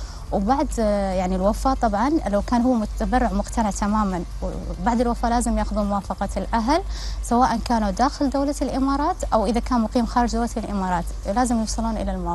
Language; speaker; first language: Arabic; native; Arabic